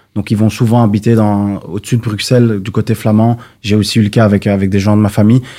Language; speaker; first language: French; native; French